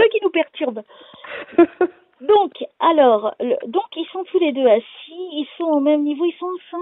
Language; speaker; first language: French; native; French